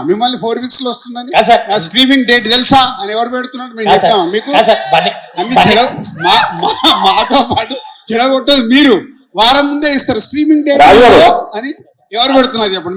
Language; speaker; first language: Telugu; native; Telugu